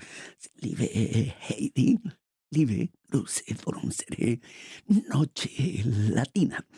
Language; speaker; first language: German; non-native, learner; Spanish